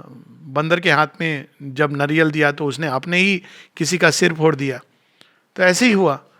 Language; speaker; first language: Hindi; native; Hindi